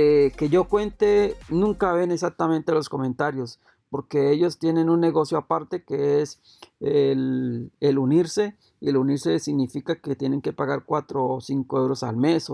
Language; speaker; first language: Spanish; native; Spanish